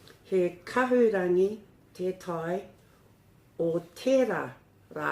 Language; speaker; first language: Māori; non-native, learner; English